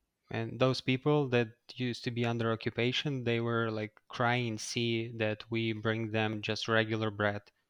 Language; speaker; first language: English; non-native, fluent; Ukrainian